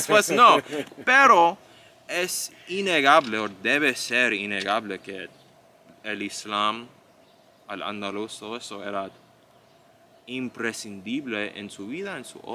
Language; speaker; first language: Spanish; non-native, fluent; English